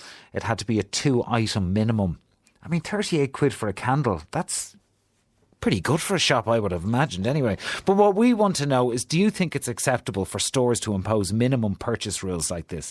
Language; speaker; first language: English; native; English